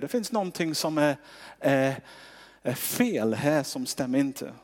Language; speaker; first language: Swedish; non-native, fluent; English